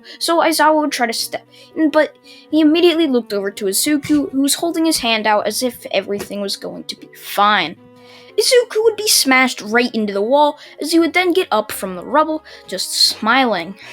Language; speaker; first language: English; native; English